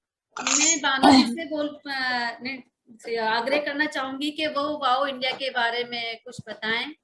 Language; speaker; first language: Hindi; native; Hindi